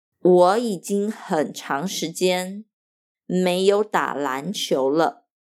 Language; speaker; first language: Chinese; non-native, fluent; Portuguese